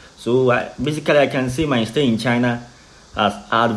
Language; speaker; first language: English; non-native, local second language; Akan